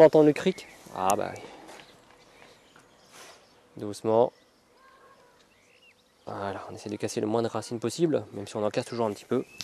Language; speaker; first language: French; native; French